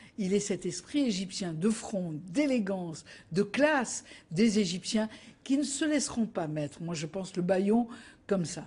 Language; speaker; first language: French; native; French